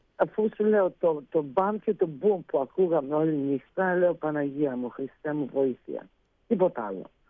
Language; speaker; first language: Greek; early bilingual, heritage; Greek